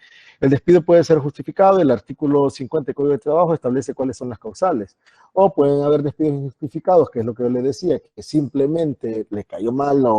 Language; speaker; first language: Spanish; native; Spanish